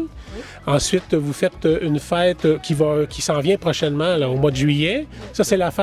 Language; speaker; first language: French; native; French